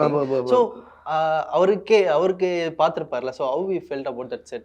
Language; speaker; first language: Tamil; native; Tamil